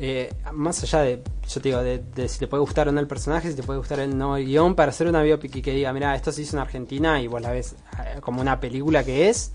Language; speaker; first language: Spanish; native; Spanish